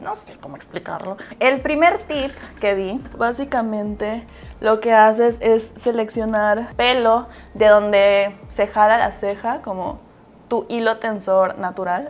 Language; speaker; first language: Spanish; native; Spanish